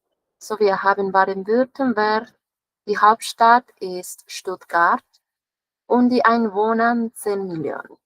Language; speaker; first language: German; non-native, fluent; Spanish